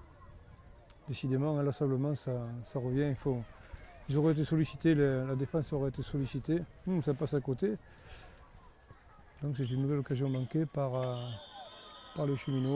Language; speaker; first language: French; native; French